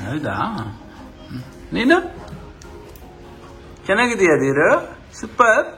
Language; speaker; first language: Kannada; native; Kannada